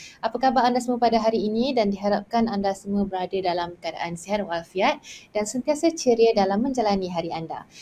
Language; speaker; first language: Malay; native; Malay